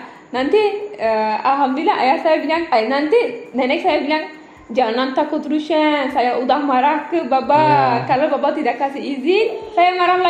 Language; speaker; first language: Indonesian; non-native, learner; Turkish